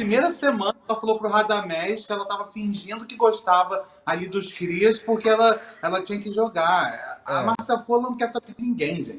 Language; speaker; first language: Portuguese; native; Portuguese